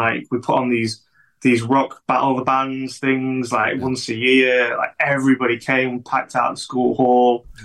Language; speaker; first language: English; native; English